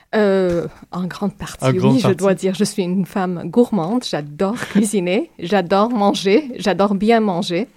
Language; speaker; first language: French; non-native, fluent; Arabic